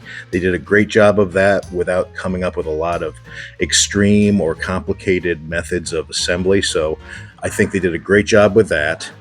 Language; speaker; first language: English; native; English